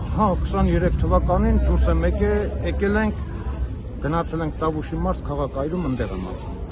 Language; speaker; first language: Armenian; native; Armenian